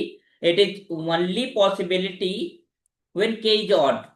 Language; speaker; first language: English; non-native, local second language; Hindi